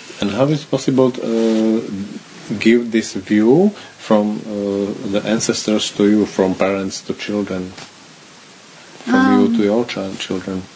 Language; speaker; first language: English; non-native, learner; Slovak